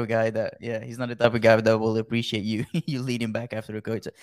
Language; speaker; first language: English; non-native, fluent; Dutch